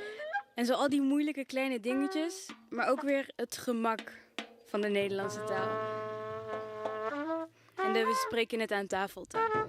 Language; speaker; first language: Dutch; early bilingual, other home language; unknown